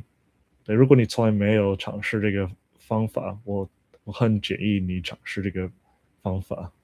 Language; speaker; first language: Chinese; non-native, learner; English